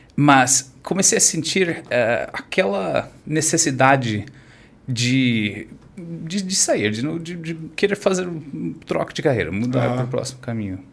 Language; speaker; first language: Portuguese; non-native, fluent; English